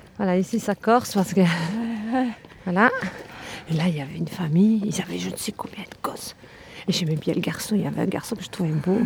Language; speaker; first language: French; early bilingual, other home language; Italian